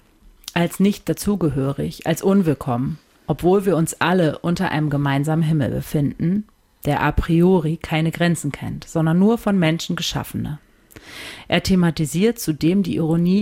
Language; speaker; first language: German; native; German